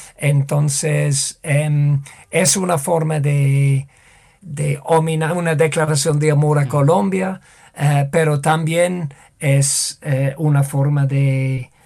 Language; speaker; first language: Spanish; non-native, fluent; English